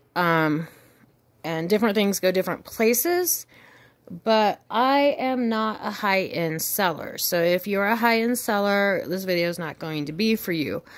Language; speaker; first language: English; native; English